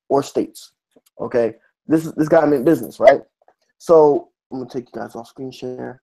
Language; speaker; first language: English; native; English